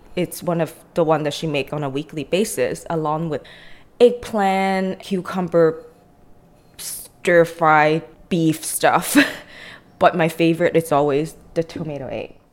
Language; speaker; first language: English; non-native, local second language; Cantonese